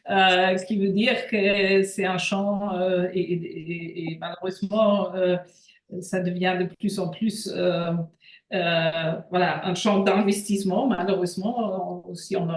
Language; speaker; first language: French; non-native, fluent; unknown